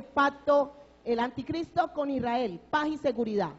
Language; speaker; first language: Spanish; native; Spanish